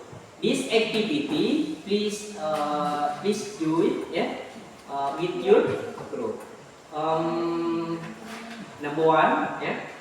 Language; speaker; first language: English; non-native, learner; Indonesian